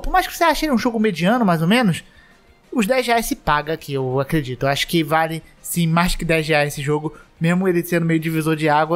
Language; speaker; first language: Portuguese; native; Portuguese